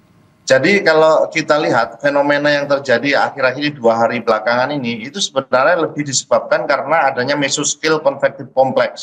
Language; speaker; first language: Indonesian; native; Indonesian